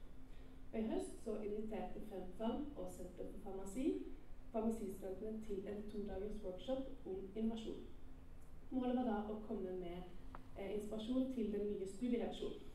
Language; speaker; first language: Norwegian; native; Norwegian